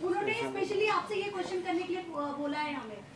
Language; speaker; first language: Hindi; native; Hindi